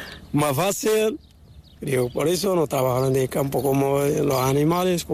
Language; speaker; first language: Spanish; non-native, learner; Arabic